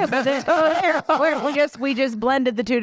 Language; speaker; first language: English; native; English